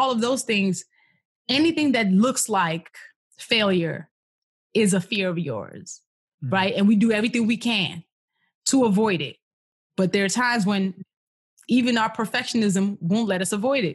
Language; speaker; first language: English; non-native, local second language; Yoruba